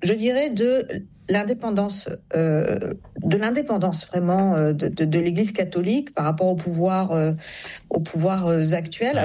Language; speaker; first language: French; native; French